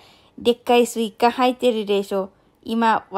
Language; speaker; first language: Japanese; non-native, learner; Lao